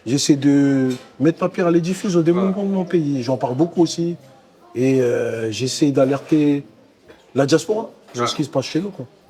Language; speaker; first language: French; early bilingual, other home language; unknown